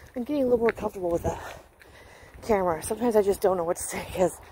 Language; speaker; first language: English; native; English